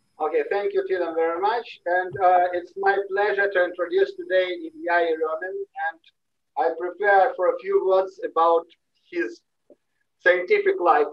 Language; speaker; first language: English; non-native, fluent; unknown